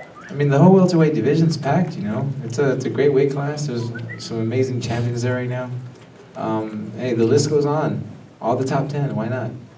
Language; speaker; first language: English; early bilingual, other home language; Spanish